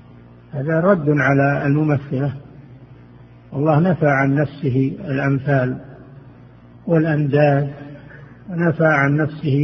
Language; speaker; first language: Arabic; native; Arabic